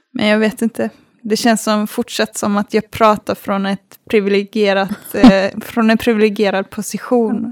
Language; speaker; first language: Swedish; early bilingual, other home language; Finnish